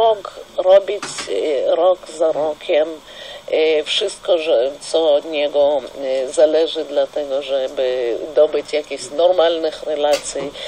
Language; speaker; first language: Polish; non-native, fluent; Russian